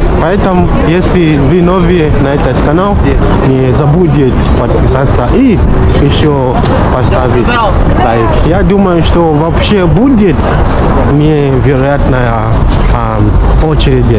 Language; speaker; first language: Russian; non-native, fluent; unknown